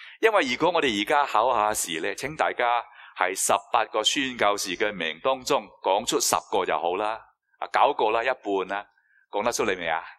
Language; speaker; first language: Cantonese; non-native, fluent; Chinese